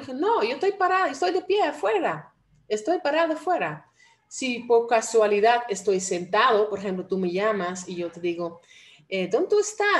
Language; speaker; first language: Spanish; non-native, fluent; Dutch